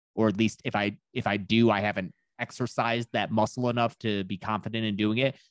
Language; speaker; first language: English; native; English